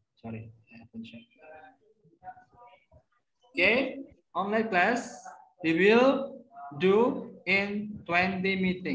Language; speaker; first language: English; non-native, learner; Indonesian